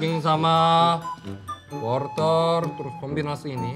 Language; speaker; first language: Indonesian; non-native, fluent; Korean